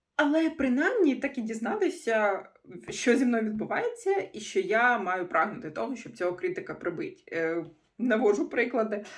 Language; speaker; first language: Ukrainian; non-native, local second language; Russian